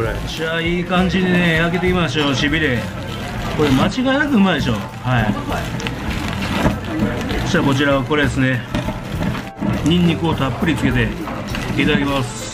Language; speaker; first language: Japanese; native; Japanese